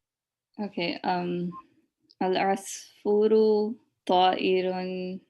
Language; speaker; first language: Arabic; non-native, learner; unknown